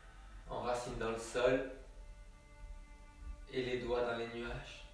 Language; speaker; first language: French; native; French